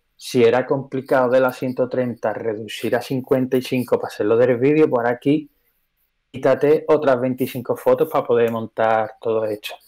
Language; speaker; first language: Spanish; native; Spanish